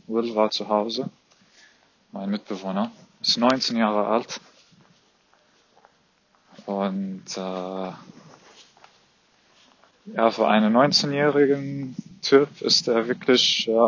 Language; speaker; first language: German; non-native, fluent; Arabic